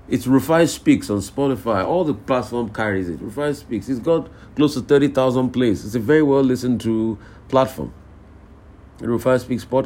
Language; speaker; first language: English; non-native, local second language; Yoruba